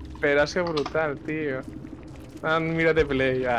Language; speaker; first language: Spanish; native; Spanish